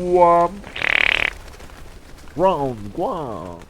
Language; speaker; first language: English; non-native, learner; Spanish